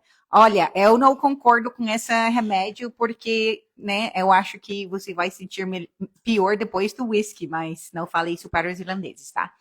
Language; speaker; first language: Portuguese; non-native, fluent; English